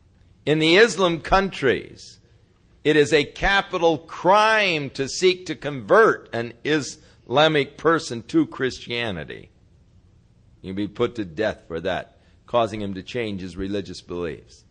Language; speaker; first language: English; native; English